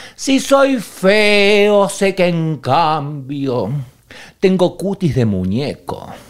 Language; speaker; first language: Spanish; native; Spanish